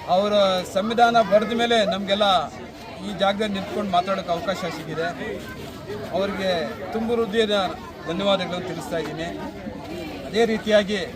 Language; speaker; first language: Kannada; native; Kannada